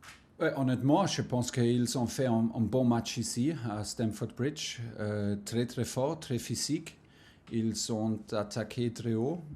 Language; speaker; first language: French; non-native, learner; German